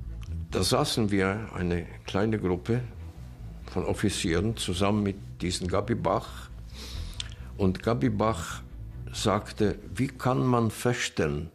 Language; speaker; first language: German; non-native, fluent; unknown